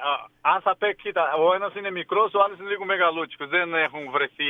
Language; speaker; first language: Greek; non-native, fluent; Portuguese